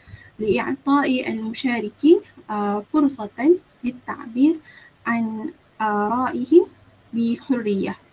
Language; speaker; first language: Arabic; non-native, learner; Malay